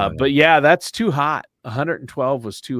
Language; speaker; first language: English; native; English